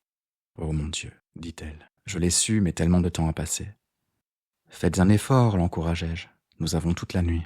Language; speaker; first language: French; native; French